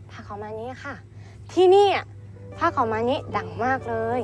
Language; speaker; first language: Thai; non-native, fluent; Japanese